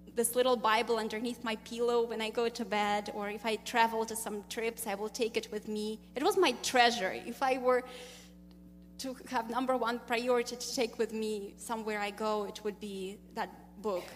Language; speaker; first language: English; non-native, fluent; Russian